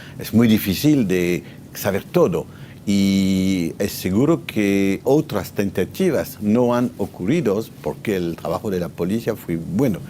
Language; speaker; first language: Spanish; non-native, fluent; French